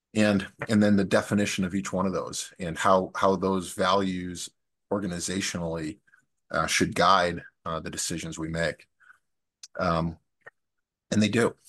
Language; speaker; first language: English; native; English